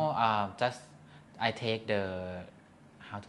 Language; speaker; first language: English; non-native, learner; Thai